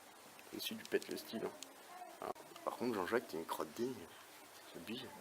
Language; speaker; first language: French; native; French